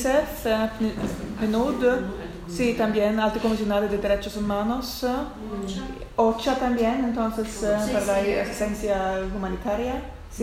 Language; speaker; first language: Spanish; non-native, fluent; Swedish